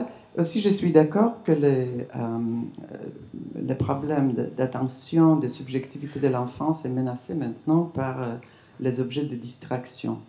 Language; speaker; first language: French; non-native, fluent; English